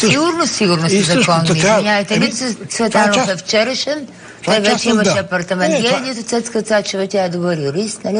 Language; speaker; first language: Bulgarian; native; Bulgarian